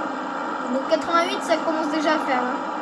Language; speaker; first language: French; native; French